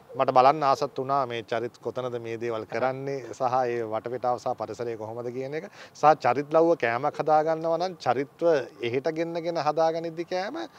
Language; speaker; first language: Sinhala; native; Sinhala